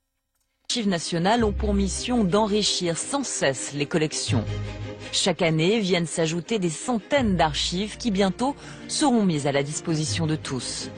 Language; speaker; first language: French; native; French